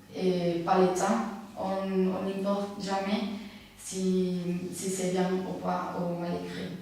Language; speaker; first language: French; non-native, fluent; Spanish